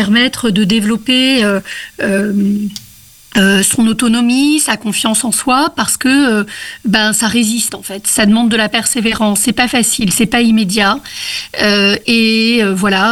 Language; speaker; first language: French; native; French